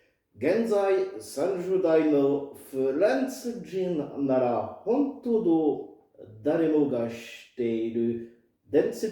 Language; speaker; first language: Japanese; non-native, fluent; French